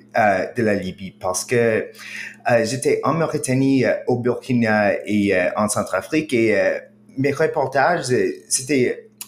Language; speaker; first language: French; non-native, fluent; English